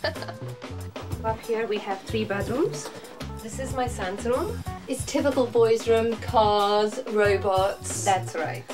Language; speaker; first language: English; non-native, fluent; Romanian